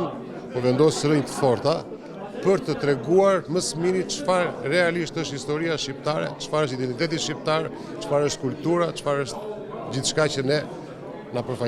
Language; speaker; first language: Albanian; native; Albanian